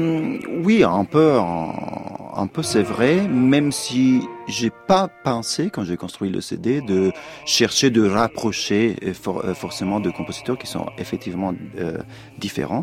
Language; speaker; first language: French; non-native, fluent; Italian